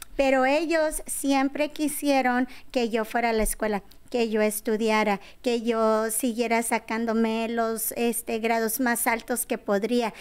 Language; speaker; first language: Spanish; early bilingual, heritage; Spanish